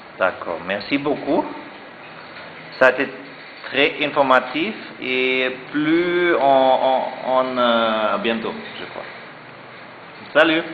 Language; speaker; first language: French; non-native, learner; German